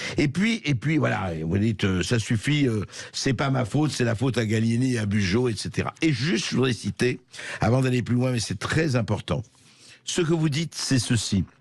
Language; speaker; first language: French; native; French